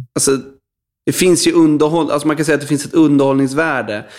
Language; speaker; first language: Swedish; native; Swedish